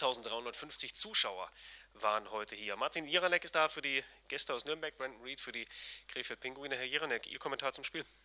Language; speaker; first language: German; native; German